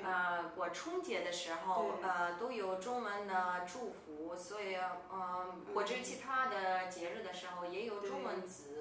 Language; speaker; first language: Chinese; non-native, fluent; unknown